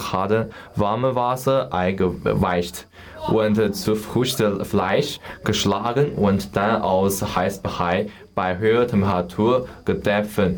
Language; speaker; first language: German; non-native, learner; Chinese